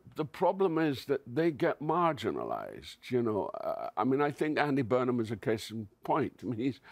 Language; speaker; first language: English; native; English